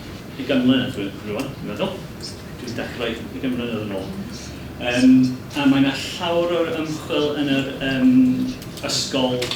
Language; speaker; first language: Welsh; non-native, learner; English